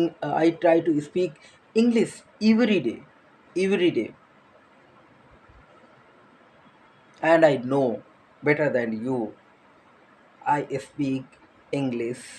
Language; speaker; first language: English; non-native, learner; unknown